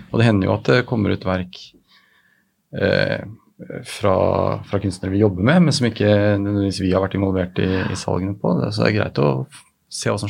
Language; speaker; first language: Norwegian; native; Norwegian